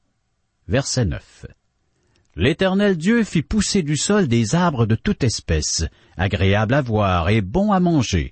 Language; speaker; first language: French; native; French